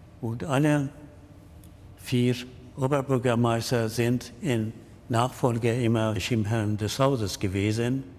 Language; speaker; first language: German; non-native, fluent; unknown